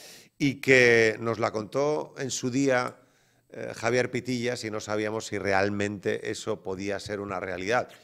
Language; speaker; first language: Spanish; native; Spanish